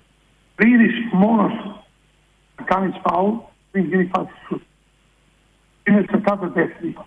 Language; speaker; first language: Greek; non-native, fluent; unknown